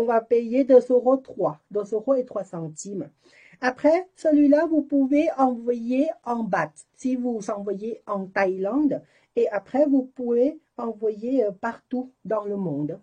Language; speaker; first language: French; non-native, learner; Thai